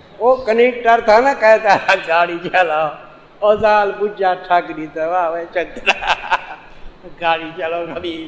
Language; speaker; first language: Urdu; non-native, local second language; Saraiki